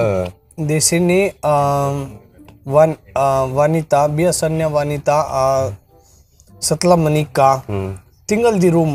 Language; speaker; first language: Indonesian; non-native, learner; Hindi